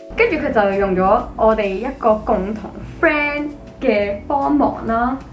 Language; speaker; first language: Cantonese; early bilingual, other home language; Hindi